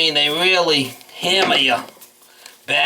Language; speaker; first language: English; native; English